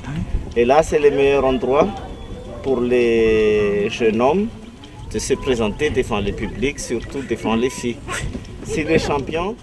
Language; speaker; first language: French; non-native, local second language; Malagasy